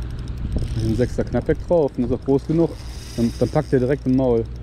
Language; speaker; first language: German; native; German